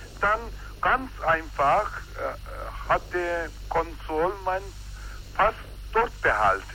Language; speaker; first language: German; non-native, learner; Turkish